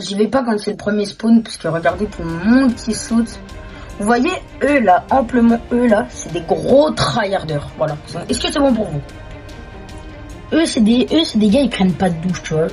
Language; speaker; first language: French; native; French